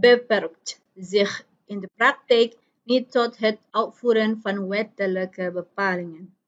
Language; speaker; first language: Dutch; non-native, fluent; Indonesian